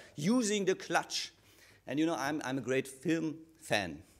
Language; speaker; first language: English; non-native, fluent; German